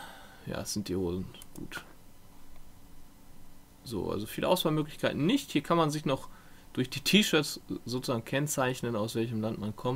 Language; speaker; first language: German; native; German